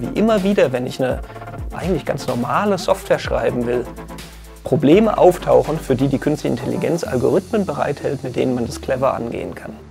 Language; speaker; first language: German; native; German